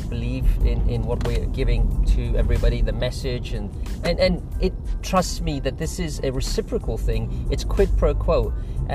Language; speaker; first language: English; native; English